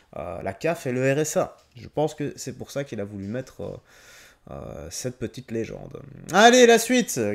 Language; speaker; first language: French; native; French